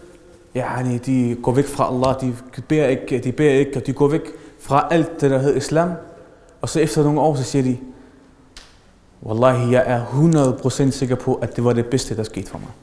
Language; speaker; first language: Danish; early bilingual, other home language; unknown